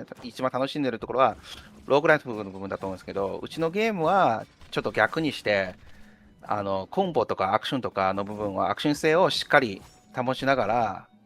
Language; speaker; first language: Japanese; non-native, fluent; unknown